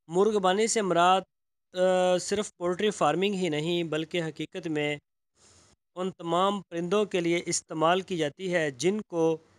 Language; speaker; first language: Urdu; non-native, local second language; Punjabi